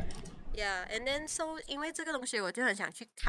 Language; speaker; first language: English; non-native, local second language; Chinese